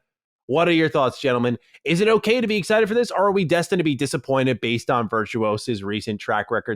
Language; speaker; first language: English; native; English